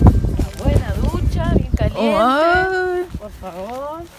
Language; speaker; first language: Spanish; non-native, fluent; Portuguese